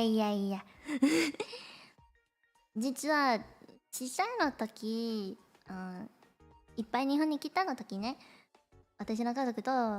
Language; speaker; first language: Japanese; non-native, learner; Cantonese